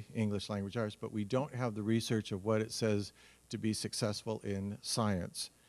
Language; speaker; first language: English; native; English